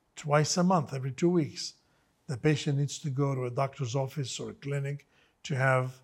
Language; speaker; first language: English; non-native, fluent; Greek